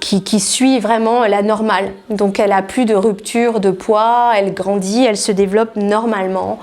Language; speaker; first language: French; native; French